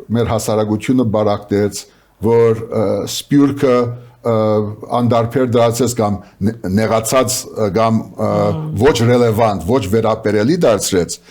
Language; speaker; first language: Armenian; early bilingual, heritage; Armenian